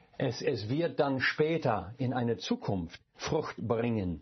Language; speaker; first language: German; non-native, fluent; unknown